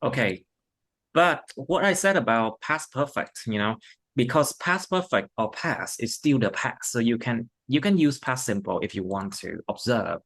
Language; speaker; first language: English; non-native, fluent; Vietnamese